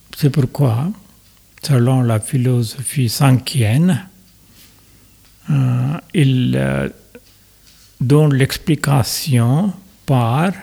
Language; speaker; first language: French; non-native, fluent; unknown